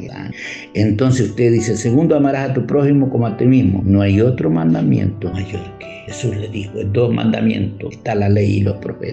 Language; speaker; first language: Spanish; native; Spanish